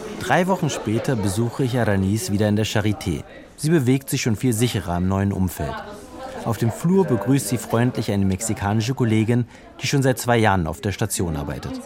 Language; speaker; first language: German; native; German